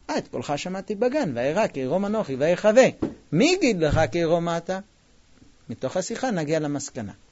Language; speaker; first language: Hebrew; non-native, fluent; English